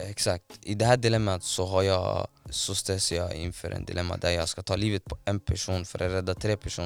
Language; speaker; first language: Swedish; non-native, fluent; Somali